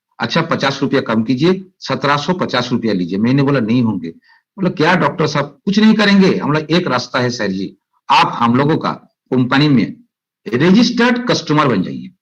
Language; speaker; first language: Hindi; non-native, local second language; Bangla